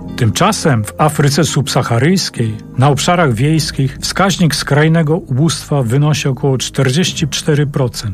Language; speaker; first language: Polish; native; Polish